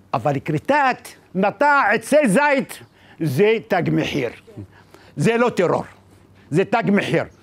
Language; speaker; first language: Hebrew; non-native, local second language; Arabic